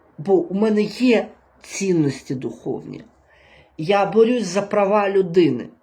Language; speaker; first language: Ukrainian; native; Ukrainian